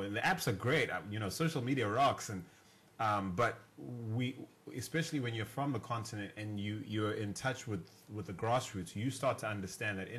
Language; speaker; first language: English; non-native, local second language; North Ndebele